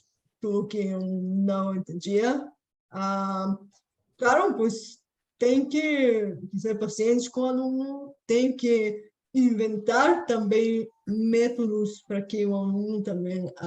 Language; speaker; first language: Portuguese; non-native, fluent; Bulgarian